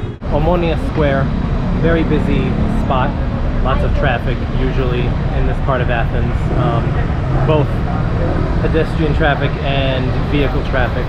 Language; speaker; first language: English; early bilingual, other home language; Greek